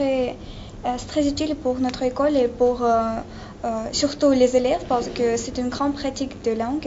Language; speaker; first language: French; non-native, learner; Russian